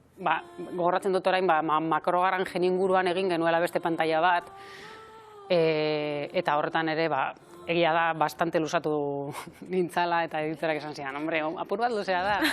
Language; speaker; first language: Basque; non-native, local second language; Spanish